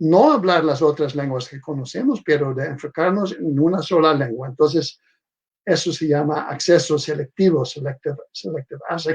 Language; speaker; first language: Spanish; non-native, fluent; Dutch